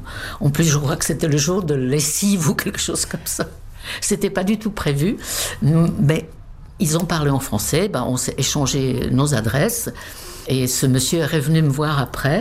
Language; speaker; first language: French; non-native, fluent; Czech